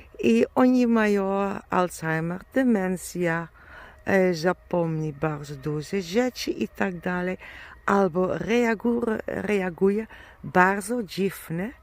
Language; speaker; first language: Polish; non-native, learner; German